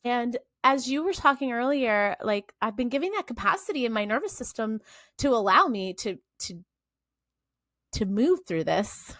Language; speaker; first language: English; native; English